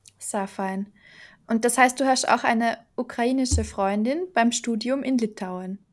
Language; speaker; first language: German; native; German